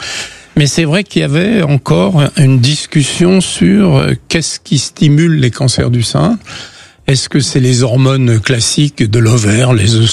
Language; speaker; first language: French; native; French